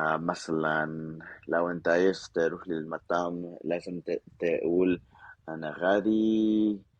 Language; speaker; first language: Arabic; non-native, learner; Spanish